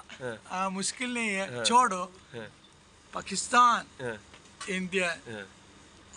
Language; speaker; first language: Hindi; non-native, local second language; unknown